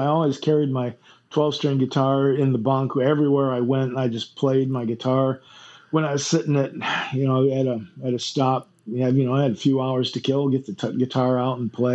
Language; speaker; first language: English; native; English